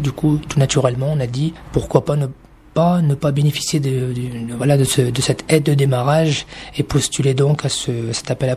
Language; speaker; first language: French; native; French